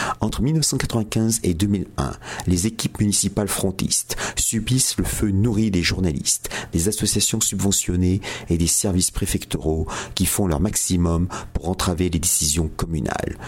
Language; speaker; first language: French; native; French